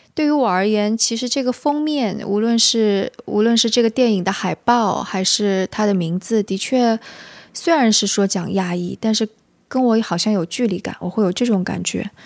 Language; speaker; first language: Chinese; native; Chinese